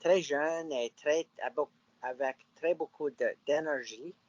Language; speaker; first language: French; non-native, learner; English